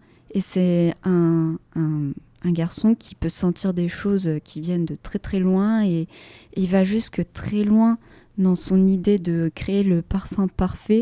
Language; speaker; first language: French; native; French